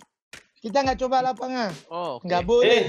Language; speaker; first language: Indonesian; non-native, fluent; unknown